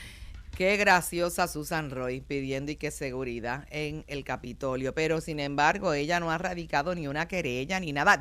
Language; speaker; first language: Spanish; native; Spanish